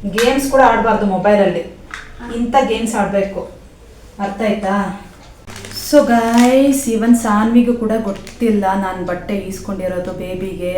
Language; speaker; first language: Kannada; non-native, local second language; Konkani